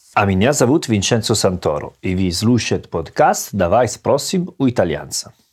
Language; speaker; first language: Russian; non-native, learner; Italian